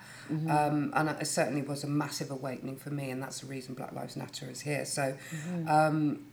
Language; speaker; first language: English; native; English